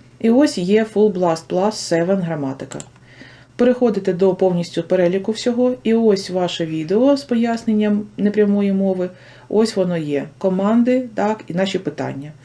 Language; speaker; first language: Ukrainian; native; Ukrainian